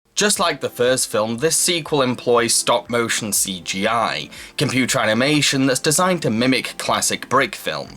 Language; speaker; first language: English; native; English